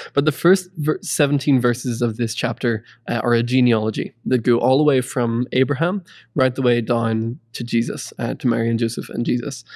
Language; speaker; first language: English; native; English